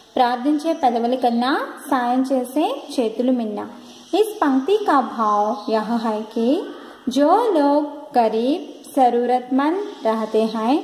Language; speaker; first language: Hindi; non-native, local second language; Telugu